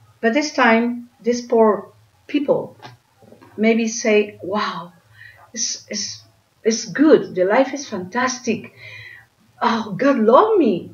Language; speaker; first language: English; non-native, learner; Spanish